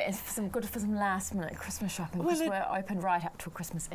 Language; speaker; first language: English; native; English